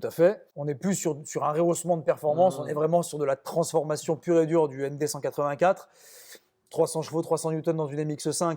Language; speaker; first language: French; native; French